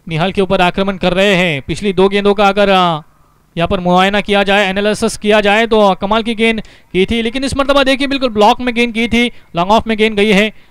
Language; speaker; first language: Hindi; non-native, local second language; Marathi